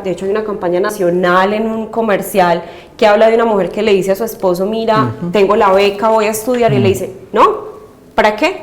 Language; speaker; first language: Spanish; native; Spanish